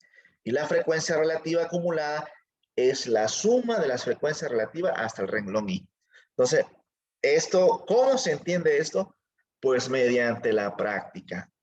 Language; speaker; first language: Spanish; native; Spanish